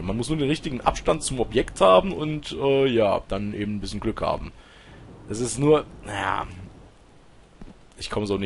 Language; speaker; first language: German; native; German